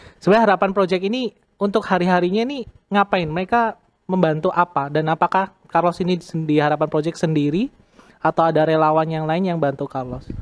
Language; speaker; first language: Indonesian; native; Indonesian